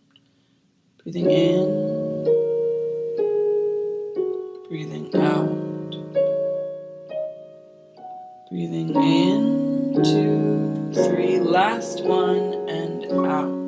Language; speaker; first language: English; native; English